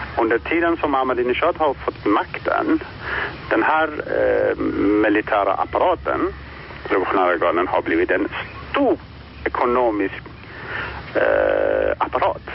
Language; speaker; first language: Swedish; non-native, fluent; Persian